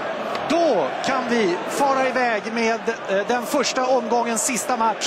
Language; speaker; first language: Swedish; native; Swedish